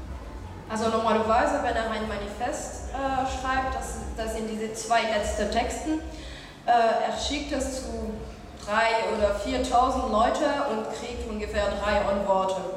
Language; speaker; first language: German; non-native, fluent; French